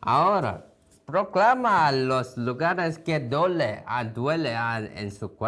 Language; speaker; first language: Spanish; non-native, fluent; Korean